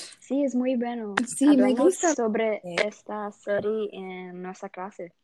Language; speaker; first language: Spanish; non-native, learner; English